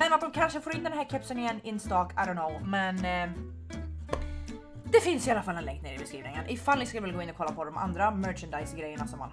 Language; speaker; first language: Swedish; native; Swedish